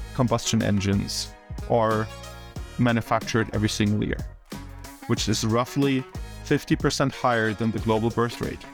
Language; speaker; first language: English; early bilingual, other home language; German